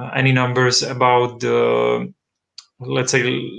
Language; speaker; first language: English; non-native, fluent; Czech